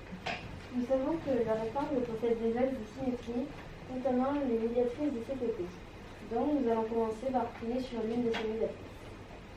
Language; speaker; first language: French; native; French